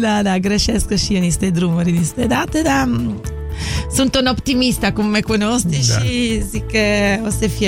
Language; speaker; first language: Romanian; non-native, fluent; Italian